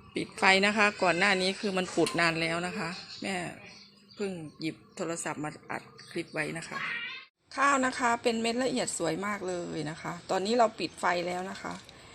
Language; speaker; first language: Thai; native; Thai